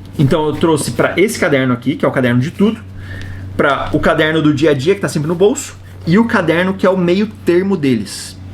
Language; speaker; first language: Portuguese; native; Portuguese